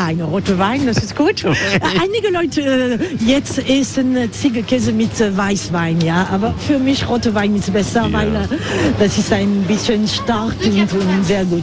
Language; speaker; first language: German; non-native, fluent; French